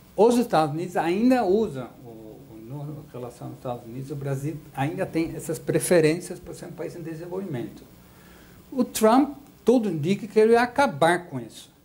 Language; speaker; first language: Portuguese; non-native, fluent; Dutch